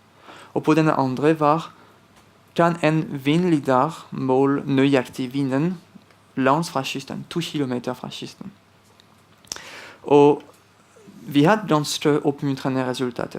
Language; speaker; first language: Norwegian; non-native, fluent; French